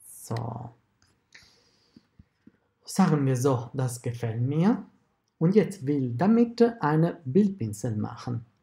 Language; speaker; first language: German; non-native, fluent; Italian